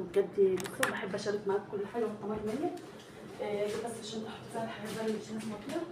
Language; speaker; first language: Arabic; native; Arabic